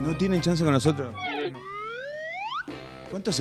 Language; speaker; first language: Spanish; native; Spanish